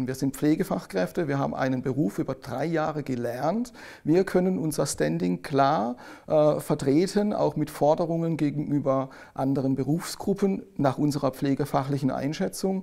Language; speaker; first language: German; native; German